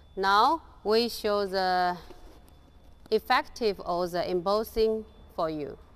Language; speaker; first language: English; non-native, learner; Chinese